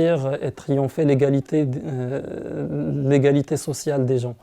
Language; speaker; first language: French; non-native, local second language; Arabic